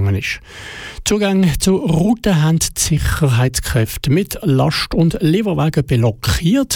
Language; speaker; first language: German; native; German